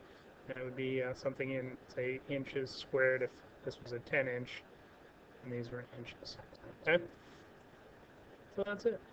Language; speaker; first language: English; native; English